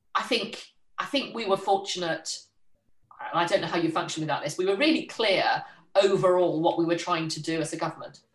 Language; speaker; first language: English; native; English